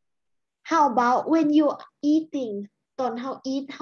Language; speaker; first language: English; non-native, fluent; Lao